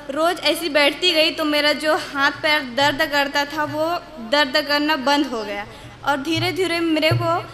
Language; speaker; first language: Hindi; native; Hindi